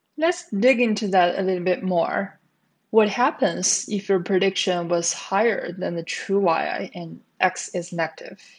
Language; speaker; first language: English; native; English